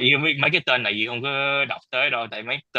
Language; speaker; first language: Vietnamese; early bilingual, heritage; Vietnamese